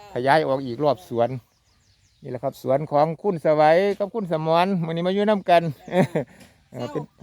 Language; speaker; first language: Thai; native; Thai